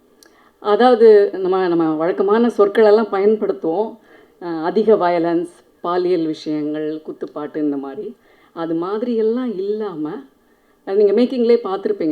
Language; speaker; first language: Tamil; native; Tamil